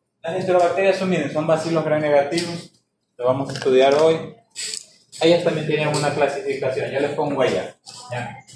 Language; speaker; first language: Spanish; native; Spanish